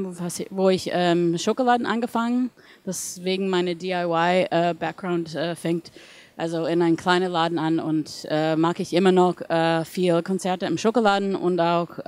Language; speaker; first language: German; non-native, fluent; English